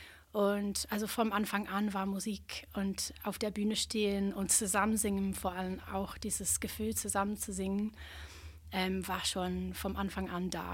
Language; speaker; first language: German; non-native, fluent; English